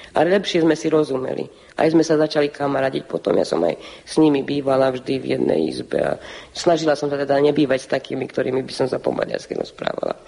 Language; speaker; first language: Slovak; early bilingual, heritage; Slovak